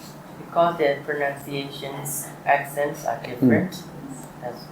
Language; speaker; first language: English; non-native, learner; Burmese